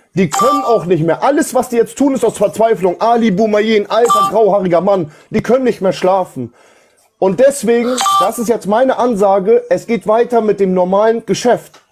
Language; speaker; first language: German; early bilingual, other home language; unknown